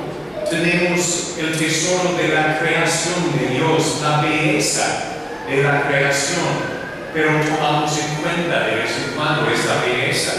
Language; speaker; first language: Spanish; non-native, learner; English